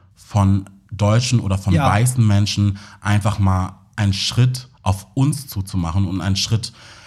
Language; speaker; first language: German; native; German